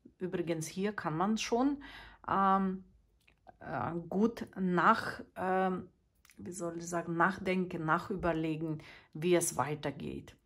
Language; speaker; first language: German; non-native, fluent; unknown